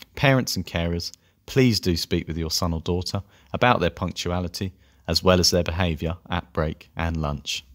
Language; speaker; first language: English; native; English